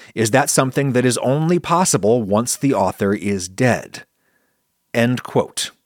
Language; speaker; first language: English; early bilingual, other home language; Italian